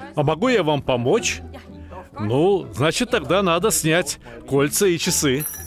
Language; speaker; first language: Russian; native; Russian